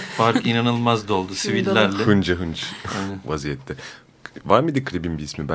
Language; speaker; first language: Turkish; native; Turkish